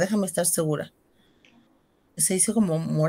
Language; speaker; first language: Spanish; native; Spanish